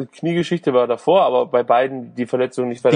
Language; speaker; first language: German; native; German